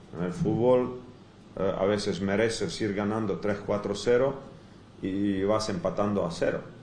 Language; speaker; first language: Spanish; non-native, fluent; Croatian